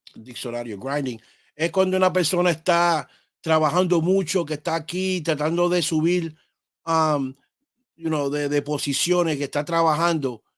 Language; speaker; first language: Spanish; early bilingual, heritage; Spanish